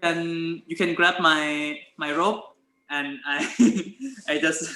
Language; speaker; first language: English; non-native, learner; Thai